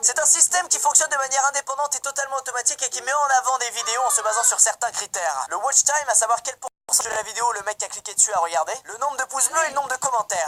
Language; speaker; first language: French; native; French